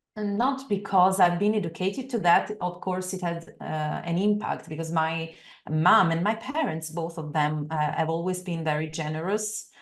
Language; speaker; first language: English; non-native, fluent; Italian